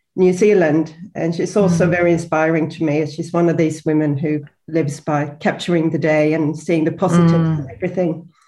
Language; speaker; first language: English; non-native, fluent; Swedish